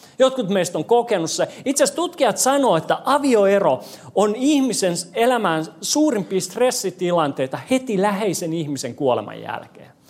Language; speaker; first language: Finnish; non-native, fluent; English